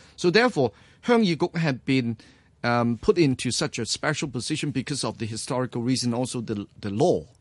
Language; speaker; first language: English; non-native, local second language; Cantonese